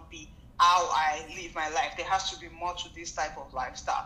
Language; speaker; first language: English; non-native, local second language; Yoruba